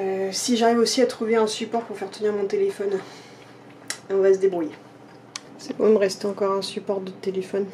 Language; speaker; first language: French; native; French